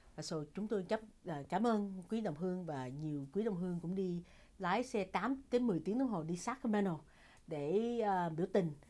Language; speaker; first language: Vietnamese; early bilingual, heritage; Vietnamese